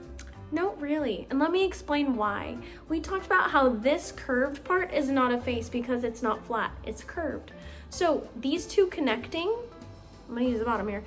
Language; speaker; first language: English; native; English